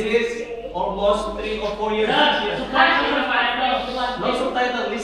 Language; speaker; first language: English; non-native, fluent; Indonesian